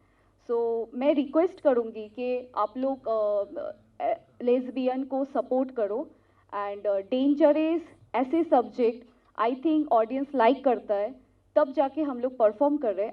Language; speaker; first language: Hindi; non-native, local second language; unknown